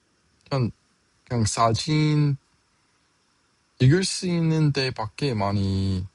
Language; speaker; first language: Korean; non-native, learner; English